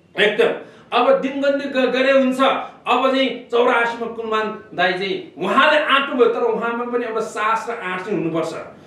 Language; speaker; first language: Nepali; non-native, local second language; Eastern Tamang